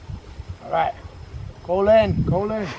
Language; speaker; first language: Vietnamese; non-native, learner; English